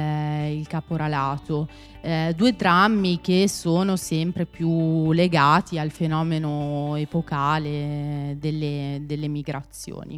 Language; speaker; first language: Italian; native; Italian